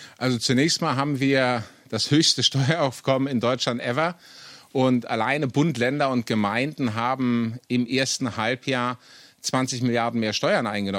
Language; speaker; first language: German; native; German